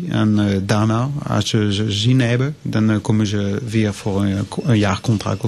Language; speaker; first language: Dutch; non-native, fluent; French